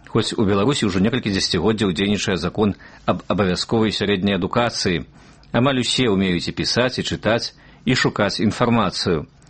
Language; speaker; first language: Belarusian; native; Belarusian